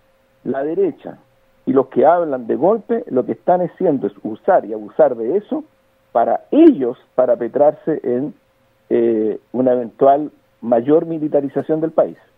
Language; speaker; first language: Spanish; native; Spanish